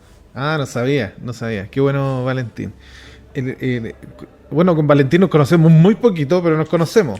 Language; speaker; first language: Spanish; native; Spanish